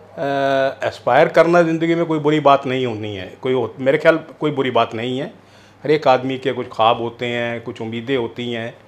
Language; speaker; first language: Hindi; non-native, local second language; Punjabi